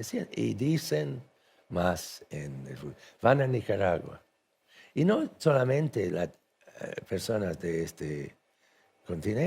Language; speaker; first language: Spanish; non-native, fluent; English